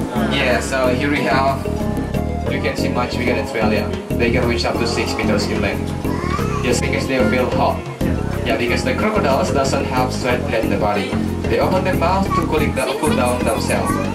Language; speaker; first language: English; non-native, fluent; Indonesian